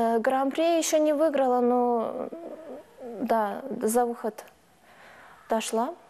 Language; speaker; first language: Russian; non-native, local second language; Turkish